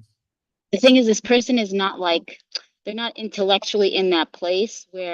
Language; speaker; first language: English; native; English